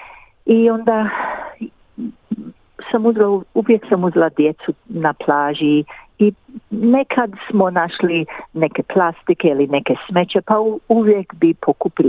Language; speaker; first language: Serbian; early bilingual, heritage; English